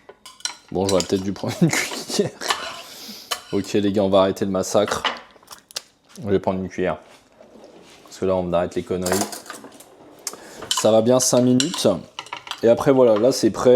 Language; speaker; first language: French; native; French